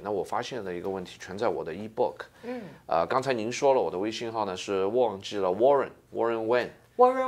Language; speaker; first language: Chinese; native; Chinese